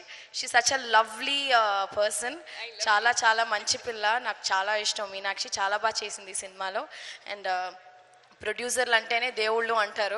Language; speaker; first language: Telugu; non-native, fluent; Tamil